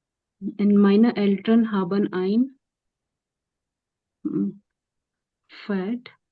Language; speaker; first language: German; non-native, learner; Hindi